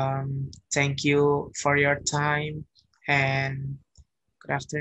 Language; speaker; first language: English; non-native, learner; Indonesian